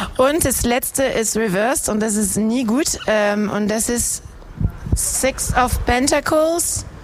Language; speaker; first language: German; non-native, fluent; French